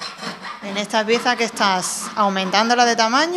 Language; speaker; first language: Spanish; native; Spanish